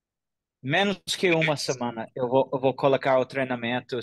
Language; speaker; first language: Portuguese; non-native, fluent; English